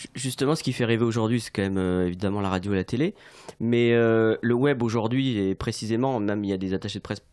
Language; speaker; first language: French; native; French